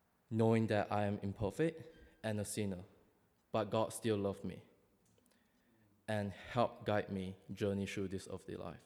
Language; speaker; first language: English; non-native, local second language; Chinese